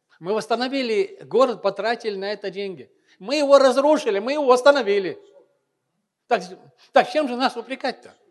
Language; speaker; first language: Russian; non-native, local second language; Chechen